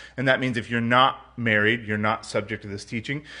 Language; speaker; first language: English; native; English